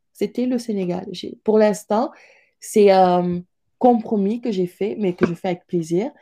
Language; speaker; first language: French; non-native, local second language; Wolof